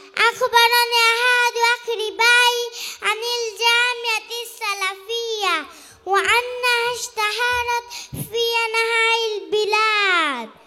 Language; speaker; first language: Arabic; non-native, learner; Bangla